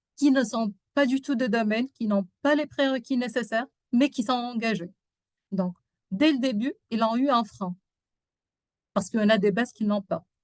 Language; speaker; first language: French; non-native, local second language; Arabic